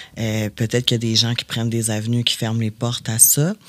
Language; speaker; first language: French; native; French